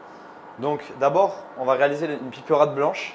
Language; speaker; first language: French; native; French